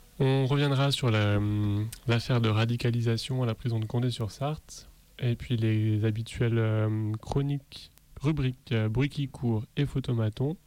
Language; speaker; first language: French; native; French